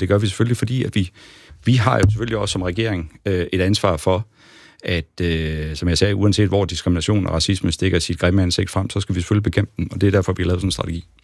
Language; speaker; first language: Danish; native; Danish